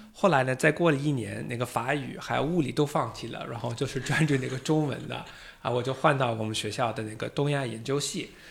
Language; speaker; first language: Chinese; non-native, fluent; English